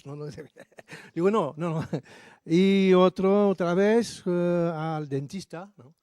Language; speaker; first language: Spanish; non-native, fluent; French